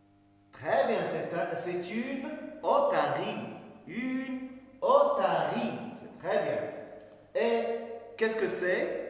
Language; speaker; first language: French; non-native, local second language; Arabic